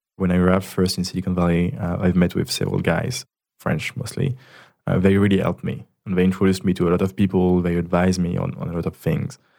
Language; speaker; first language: English; non-native, fluent; French